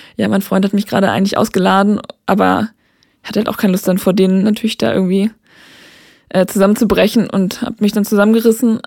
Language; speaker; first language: German; native; German